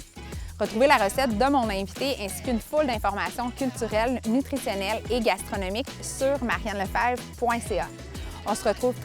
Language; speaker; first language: French; native; French